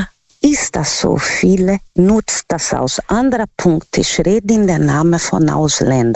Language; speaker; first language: German; non-native, learner; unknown